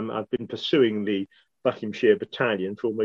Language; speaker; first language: English; native; English